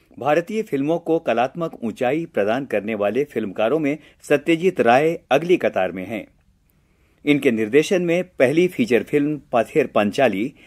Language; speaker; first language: Hindi; native; Hindi